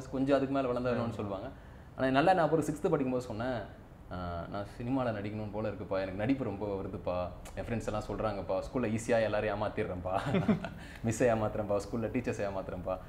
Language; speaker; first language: Tamil; native; Tamil